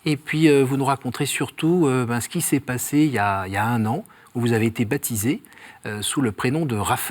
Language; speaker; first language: French; native; French